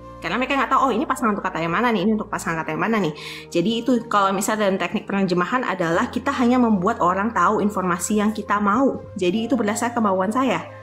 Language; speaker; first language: Indonesian; native; Indonesian